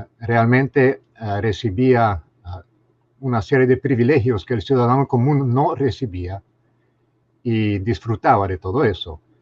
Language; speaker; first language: Spanish; non-native, fluent; Romanian